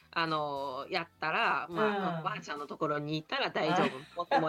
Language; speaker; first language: Japanese; non-native, fluent; Chinese